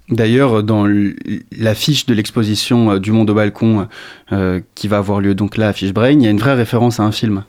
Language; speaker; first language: French; native; French